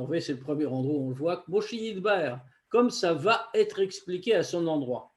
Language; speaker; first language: French; native; French